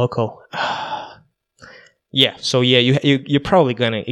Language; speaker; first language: English; non-native, fluent; Russian